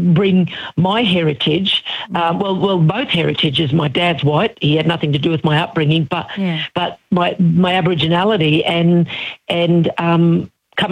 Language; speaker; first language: English; native; English